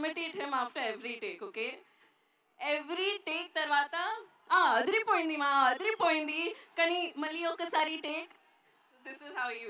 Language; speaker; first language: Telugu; non-native, learner; Hindi